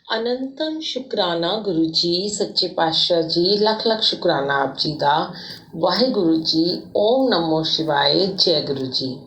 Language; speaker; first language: Hindi; non-native, local second language; Punjabi